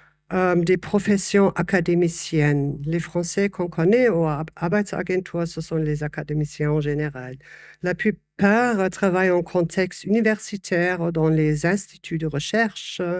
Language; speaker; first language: French; non-native, fluent; German